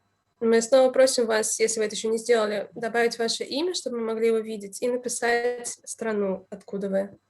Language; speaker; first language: Russian; native; Russian